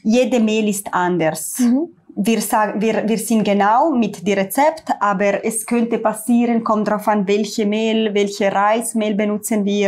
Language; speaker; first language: German; non-native, learner; Italian